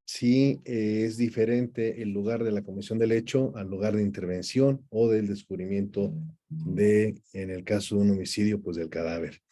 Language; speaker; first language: Spanish; native; Spanish